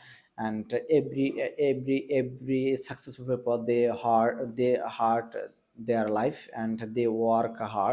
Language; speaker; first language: English; non-native, learner; Bangla